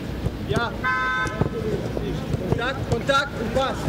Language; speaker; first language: German; non-native, learner; Italian